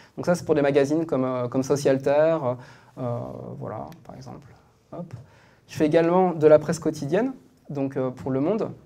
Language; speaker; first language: French; native; French